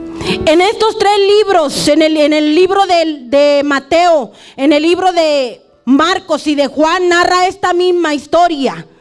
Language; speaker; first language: Spanish; native; Spanish